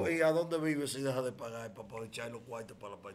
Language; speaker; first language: Spanish; native; Spanish